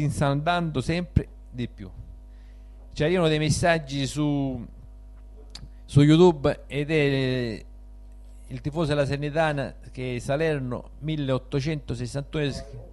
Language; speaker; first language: Italian; native; Italian